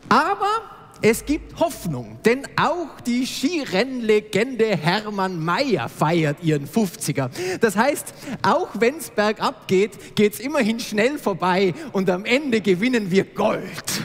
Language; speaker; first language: German; native; German